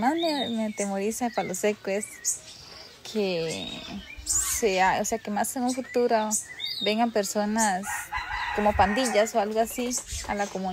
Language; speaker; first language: Spanish; native; Spanish